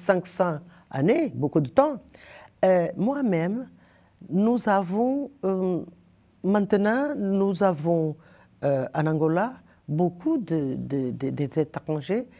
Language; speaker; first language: French; non-native, learner; Portuguese